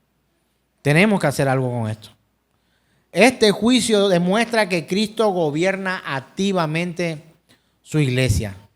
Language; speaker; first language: Spanish; native; Spanish